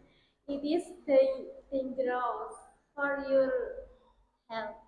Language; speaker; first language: English; non-native, learner; Indonesian